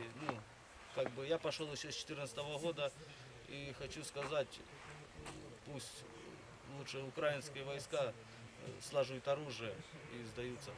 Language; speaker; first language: Russian; native; Russian